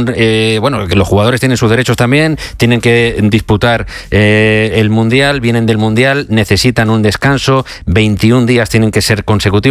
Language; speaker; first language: Spanish; native; Spanish